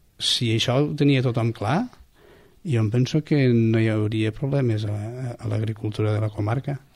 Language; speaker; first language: Catalan; native; Catalan